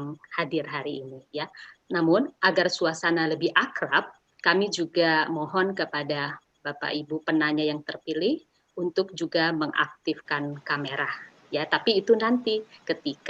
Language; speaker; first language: Indonesian; native; Indonesian